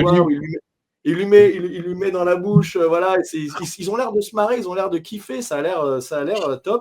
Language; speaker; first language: French; native; French